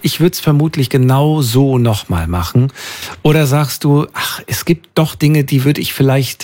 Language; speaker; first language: German; native; German